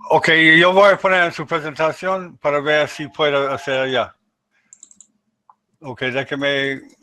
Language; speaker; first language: Spanish; non-native, learner; English